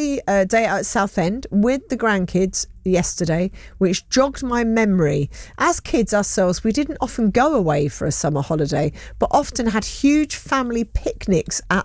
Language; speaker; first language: English; native; English